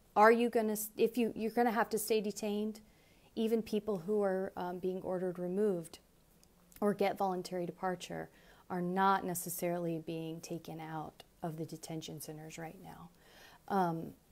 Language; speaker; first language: English; native; English